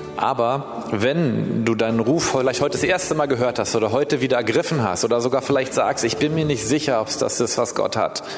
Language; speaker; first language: German; native; German